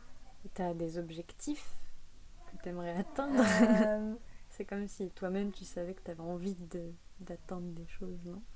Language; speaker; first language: French; native; French